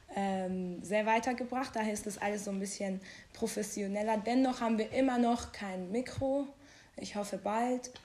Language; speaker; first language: German; non-native, fluent; Persian